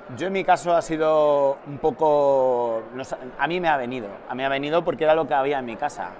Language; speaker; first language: Spanish; native; Spanish